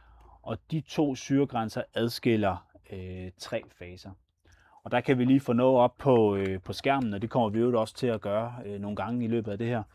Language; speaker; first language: Danish; native; Danish